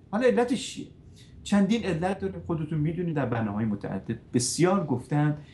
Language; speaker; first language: Persian; early bilingual, heritage; Persian